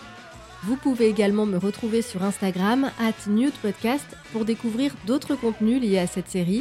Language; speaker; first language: French; native; French